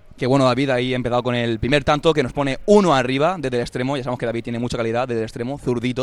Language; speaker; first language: Spanish; native; Spanish